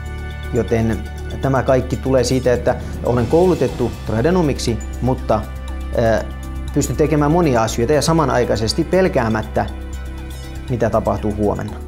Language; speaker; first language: Finnish; non-native, fluent; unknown